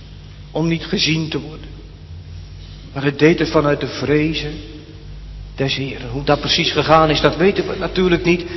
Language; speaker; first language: Dutch; native; Dutch